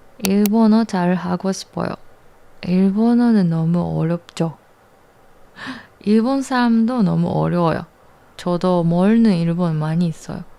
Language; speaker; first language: Korean; non-native, learner; Japanese